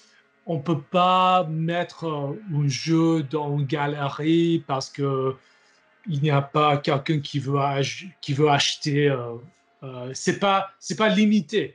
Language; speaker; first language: French; non-native, learner; English